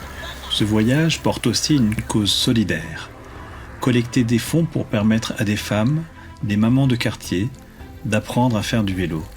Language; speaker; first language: French; native; French